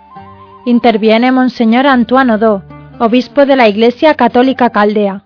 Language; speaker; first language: Spanish; native; Spanish